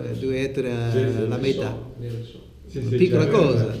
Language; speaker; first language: Italian; non-native, learner; English